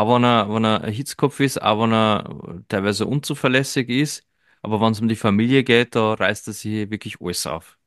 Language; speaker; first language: German; native; German